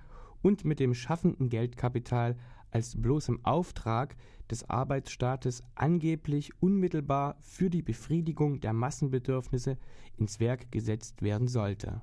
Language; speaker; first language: German; native; German